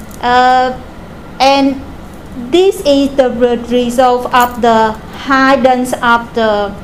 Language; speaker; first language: English; non-native, learner; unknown